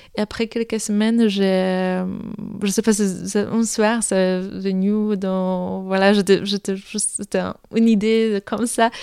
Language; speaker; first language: French; non-native, fluent; Polish